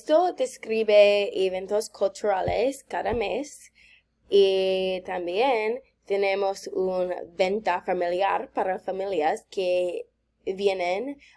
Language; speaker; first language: Spanish; non-native, learner; English